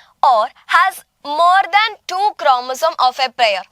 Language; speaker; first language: English; non-native, local second language; Malayalam